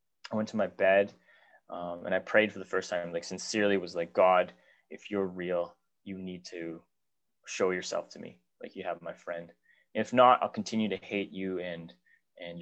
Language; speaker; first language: English; native; English